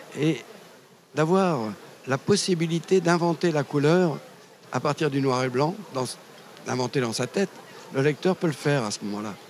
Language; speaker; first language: French; native; French